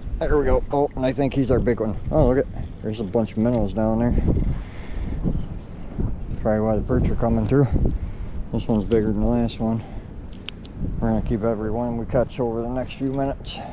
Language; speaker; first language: English; native; English